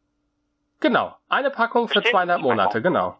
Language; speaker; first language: German; native; German